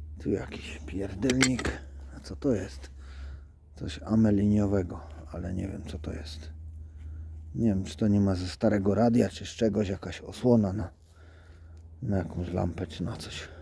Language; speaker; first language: Polish; native; Polish